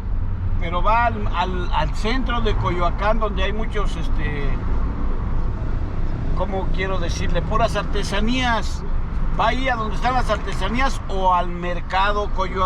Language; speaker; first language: Spanish; native; Spanish